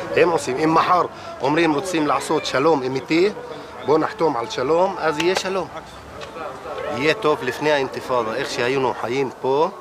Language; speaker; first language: Hebrew; non-native, local second language; Arabic